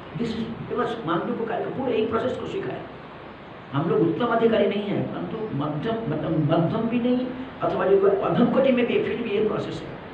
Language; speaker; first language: Hindi; non-native, local second language; Malayalam